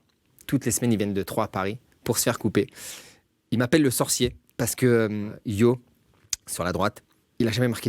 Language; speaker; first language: French; native; French